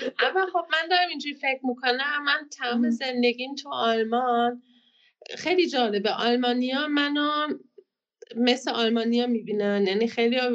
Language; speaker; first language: Persian; early bilingual, heritage; Persian